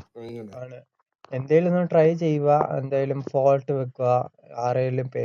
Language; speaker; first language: Malayalam; early bilingual, heritage; Malayalam